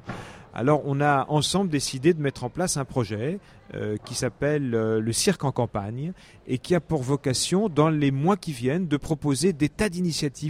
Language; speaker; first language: French; native; French